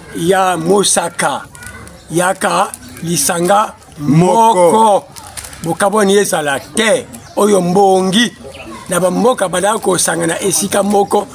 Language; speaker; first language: Lingala; native; Lingala